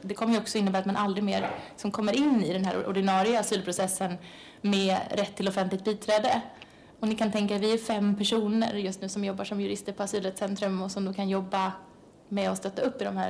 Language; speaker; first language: Swedish; native; Swedish